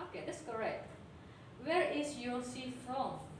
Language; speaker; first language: English; non-native, learner; Indonesian